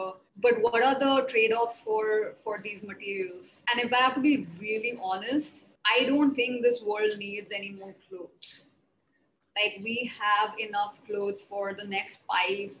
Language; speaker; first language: English; non-native, local second language; Hindi